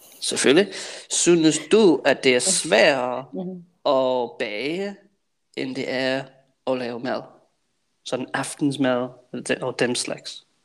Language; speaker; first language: Danish; native; Danish